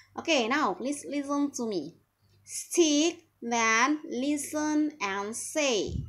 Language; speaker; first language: English; non-native, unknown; Indonesian